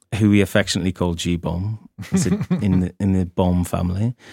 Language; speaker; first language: English; native; English